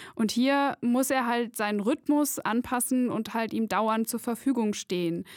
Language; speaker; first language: German; native; German